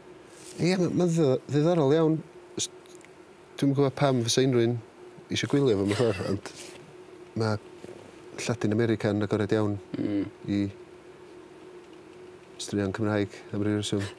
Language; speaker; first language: Welsh; native; Welsh